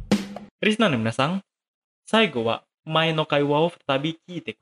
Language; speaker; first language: Japanese; non-native, fluent; Indonesian